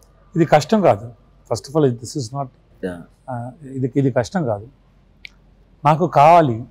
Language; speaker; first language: Telugu; non-native, learner; Tamil